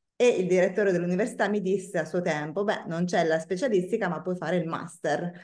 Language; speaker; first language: Italian; native; Italian